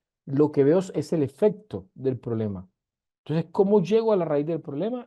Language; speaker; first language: Spanish; native; Spanish